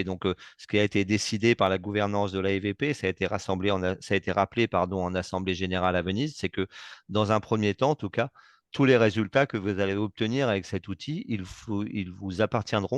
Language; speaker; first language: French; native; French